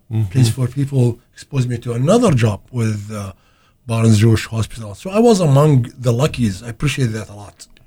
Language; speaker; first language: English; non-native, fluent; Arabic